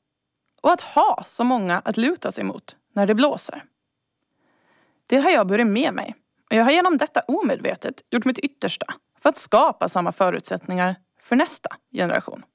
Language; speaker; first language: Swedish; native; Swedish